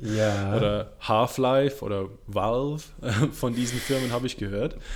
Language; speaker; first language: German; non-native, fluent; English